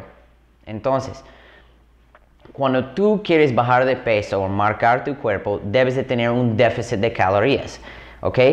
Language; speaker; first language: Spanish; non-native, fluent; English